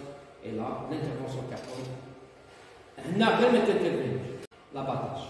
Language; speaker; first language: French; non-native, local second language; Arabic